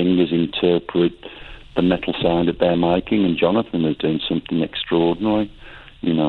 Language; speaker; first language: English; native; English